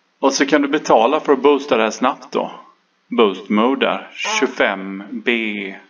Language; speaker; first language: Swedish; native; Swedish